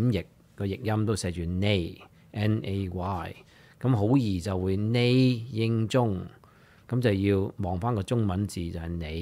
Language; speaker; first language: Cantonese; early bilingual, heritage; Cantonese